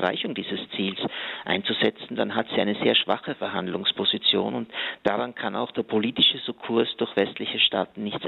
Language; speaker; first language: German; native; German